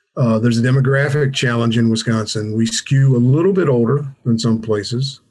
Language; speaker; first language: English; native; English